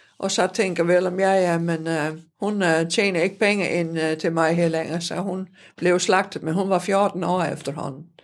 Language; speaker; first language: Danish; non-native, fluent; Dutch